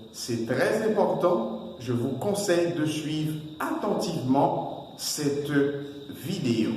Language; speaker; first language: French; non-native, local second language; Haitian Creole